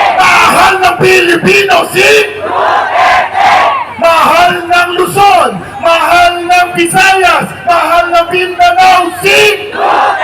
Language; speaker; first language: Filipino; native; Filipino